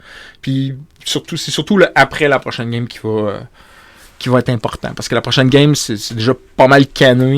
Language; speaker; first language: French; native; French